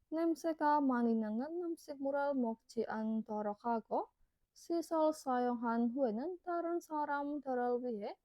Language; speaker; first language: Korean; non-native, learner; Indonesian